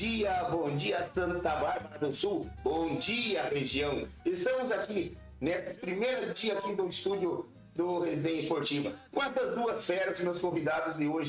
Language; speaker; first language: Portuguese; native; Portuguese